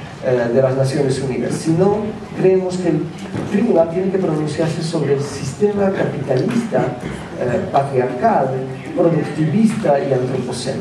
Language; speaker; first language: Spanish; native; Spanish